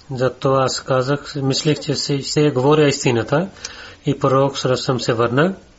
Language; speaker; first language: Bulgarian; non-native, learner; Urdu